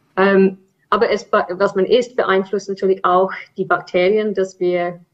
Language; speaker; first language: German; non-native, fluent; English